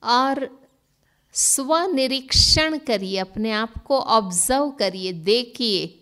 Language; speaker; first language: Hindi; non-native, local second language; Gujarati